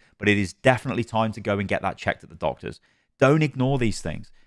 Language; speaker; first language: English; native; English